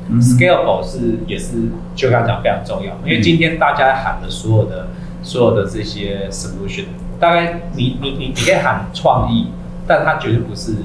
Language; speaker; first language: Chinese; native; Chinese